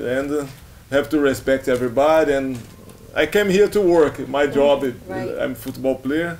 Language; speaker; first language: English; non-native, learner; Portuguese